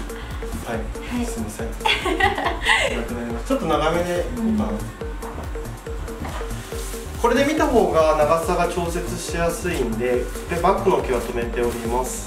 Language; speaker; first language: Japanese; native; Japanese